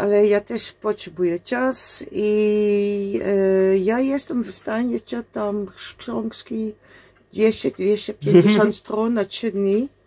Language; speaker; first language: Polish; non-native, learner; Dutch